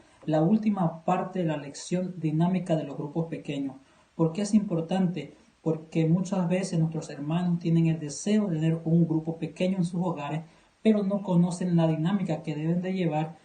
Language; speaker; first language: Spanish; native; Spanish